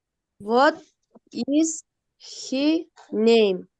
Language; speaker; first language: English; non-native, learner; Kyrgyz